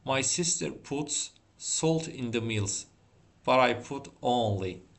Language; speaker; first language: English; non-native, fluent; Azerbaijani